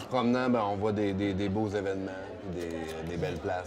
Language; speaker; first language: French; native; French